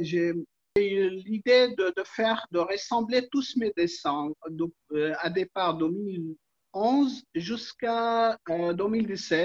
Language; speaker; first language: French; non-native, learner; Arabic